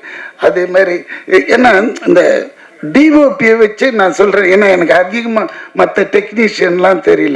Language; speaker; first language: Tamil; native; Tamil